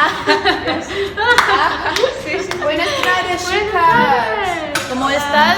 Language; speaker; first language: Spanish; non-native, learner; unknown